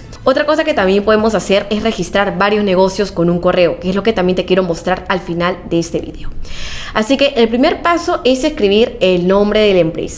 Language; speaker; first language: Spanish; native; Spanish